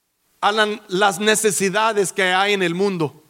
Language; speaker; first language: Spanish; early bilingual, heritage; English